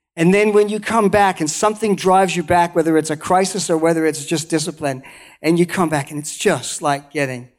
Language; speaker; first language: English; native; English